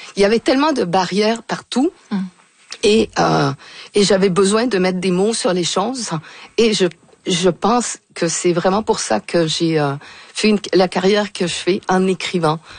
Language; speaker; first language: French; native; French